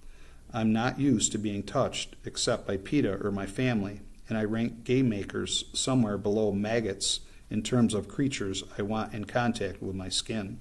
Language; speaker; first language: English; native; English